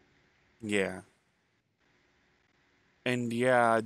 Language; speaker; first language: English; native; English